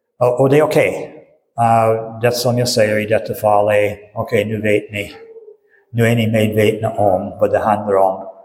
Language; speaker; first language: Swedish; non-native, fluent; English